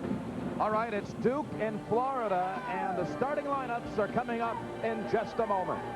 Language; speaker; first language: English; native; English